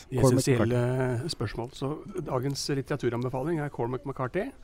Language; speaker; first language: Norwegian; native; Norwegian